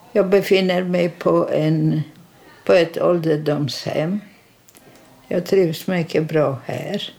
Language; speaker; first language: Swedish; non-native, fluent; Polish